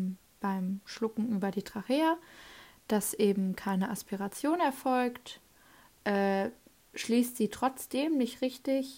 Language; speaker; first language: German; native; German